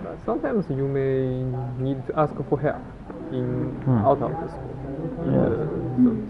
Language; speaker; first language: English; non-native, learner; Chinese